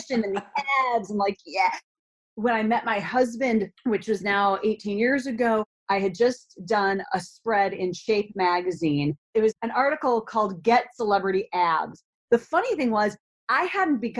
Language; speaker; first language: English; native; English